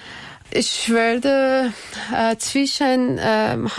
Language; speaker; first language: German; non-native, fluent; Persian